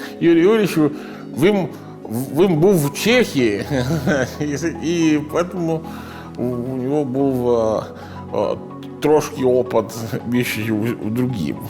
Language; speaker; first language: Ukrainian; non-native, learner; Italian